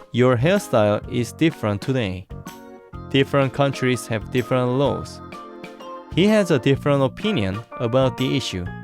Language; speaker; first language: English; non-native, fluent; Korean